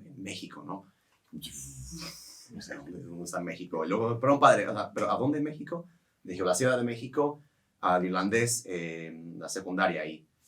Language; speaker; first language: Spanish; non-native, fluent; English